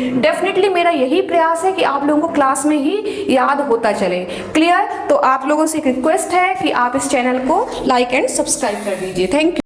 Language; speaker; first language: Hindi; native; Hindi